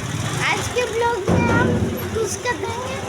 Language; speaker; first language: Hindi; non-native, local second language; Odia